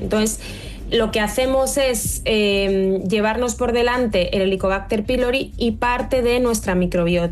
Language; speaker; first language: Spanish; native; Spanish